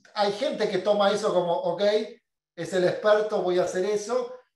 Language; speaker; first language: Spanish; native; Spanish